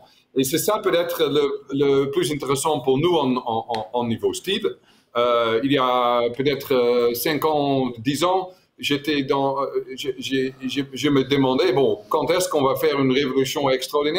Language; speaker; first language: French; non-native, fluent; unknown